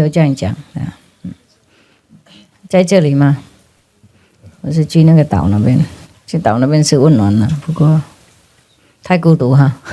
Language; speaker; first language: Chinese; non-native, fluent; Vietnamese